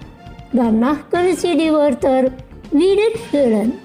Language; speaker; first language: German; non-native, learner; Indonesian